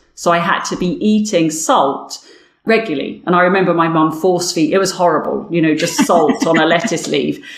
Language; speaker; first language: English; native; English